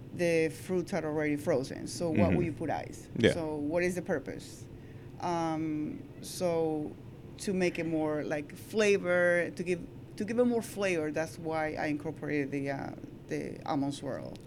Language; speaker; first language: English; non-native, fluent; Spanish